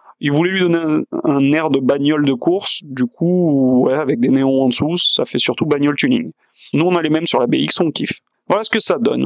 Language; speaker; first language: French; native; French